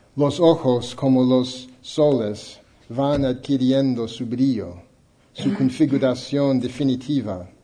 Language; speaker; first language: Spanish; non-native, fluent; English